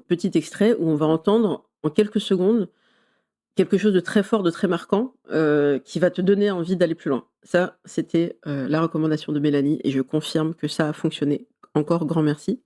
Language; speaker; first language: French; native; French